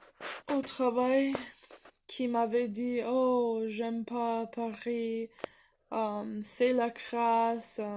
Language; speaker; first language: French; non-native, fluent; English